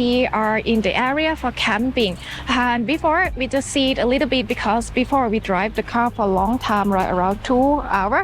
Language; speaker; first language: English; non-native, learner; Thai